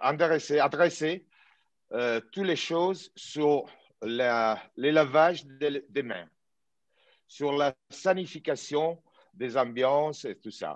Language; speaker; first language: French; non-native, fluent; Italian